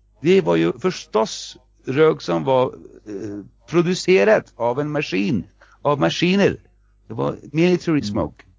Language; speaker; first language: Swedish; non-native, fluent; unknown